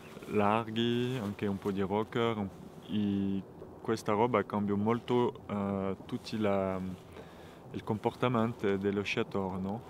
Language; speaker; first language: Italian; non-native, fluent; French